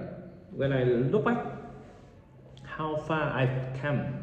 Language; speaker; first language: English; non-native, learner; Vietnamese